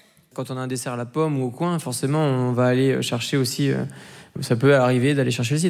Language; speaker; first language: French; native; French